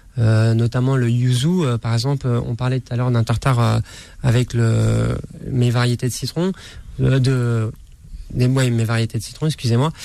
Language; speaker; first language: French; native; French